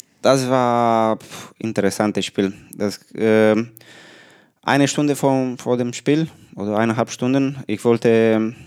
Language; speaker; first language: German; non-native, learner; Romanian